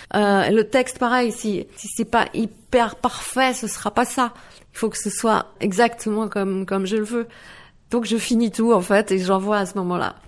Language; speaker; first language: French; non-native, local second language; Dutch